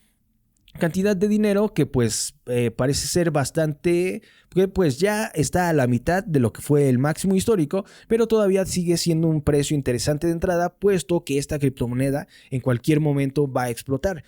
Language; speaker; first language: Spanish; native; Spanish